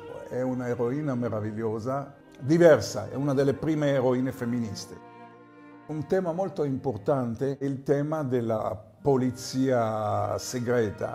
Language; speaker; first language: Italian; non-native, fluent; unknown